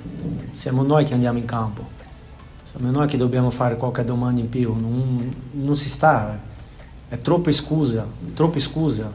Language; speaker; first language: Italian; non-native, fluent; Portuguese